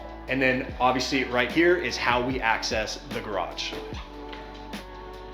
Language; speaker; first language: English; native; English